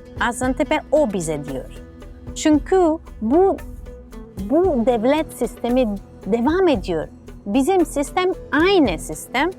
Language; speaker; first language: Turkish; non-native, learner; Italian